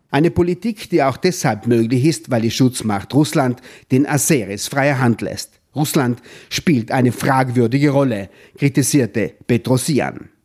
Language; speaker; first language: German; native; German